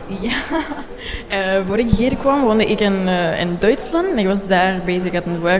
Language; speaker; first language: Dutch; non-native, learner; Spanish